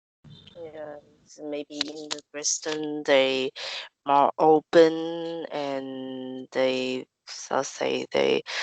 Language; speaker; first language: English; non-native, learner; Vietnamese